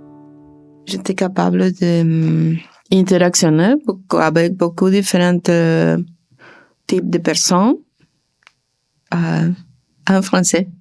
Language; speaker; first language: French; non-native, learner; Spanish